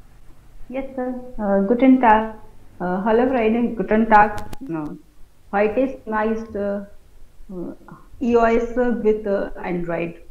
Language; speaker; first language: German; non-native, learner; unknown